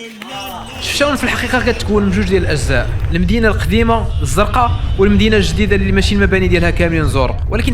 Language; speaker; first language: Arabic; native; Arabic